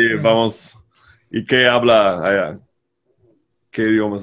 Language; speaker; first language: Spanish; non-native, fluent; English